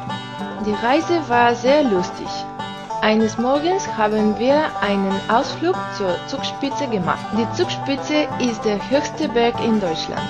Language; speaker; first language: German; non-native, learner; Spanish